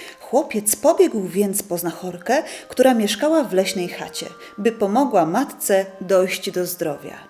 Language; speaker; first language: Polish; native; Polish